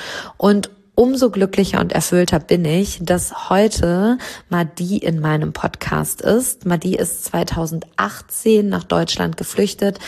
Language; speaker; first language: German; native; German